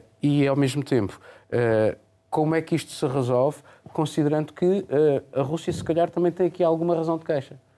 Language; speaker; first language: Portuguese; native; Portuguese